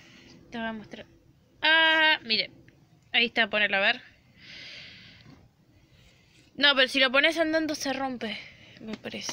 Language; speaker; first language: Spanish; native; Spanish